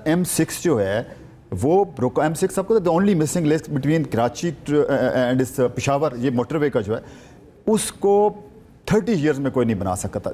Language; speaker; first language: Urdu; non-native, local second language; Saraiki